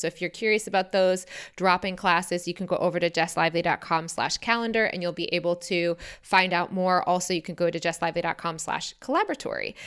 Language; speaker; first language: English; native; English